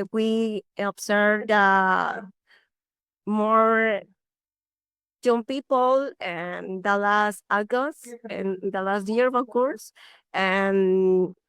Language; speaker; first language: English; non-native, learner; Spanish